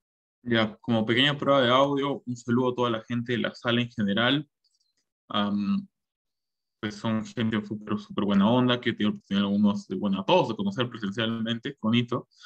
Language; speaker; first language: Spanish; native; Spanish